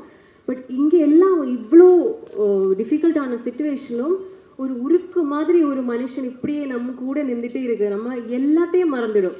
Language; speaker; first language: Tamil; non-native, learner; Malayalam